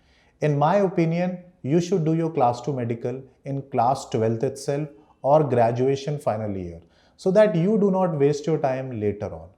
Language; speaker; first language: English; non-native, local second language; Hindi